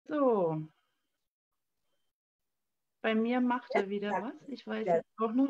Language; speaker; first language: German; native; German